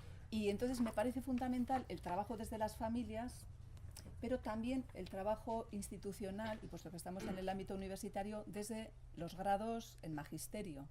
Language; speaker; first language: Spanish; native; Spanish